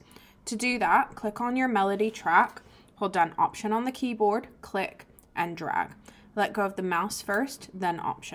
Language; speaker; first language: English; native; English